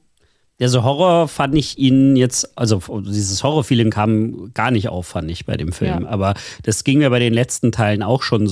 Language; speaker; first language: German; native; German